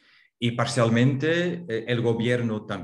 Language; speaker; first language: Spanish; non-native, fluent; Dutch